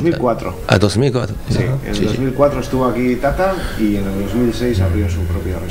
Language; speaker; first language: Spanish; native; Spanish